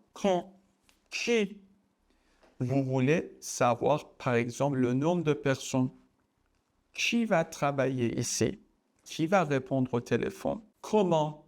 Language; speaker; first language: French; non-native, fluent; Persian